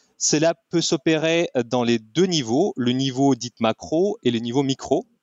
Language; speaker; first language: French; non-native, fluent; Russian